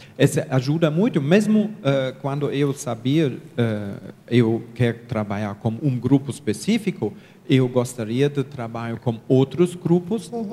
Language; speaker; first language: Portuguese; non-native, learner; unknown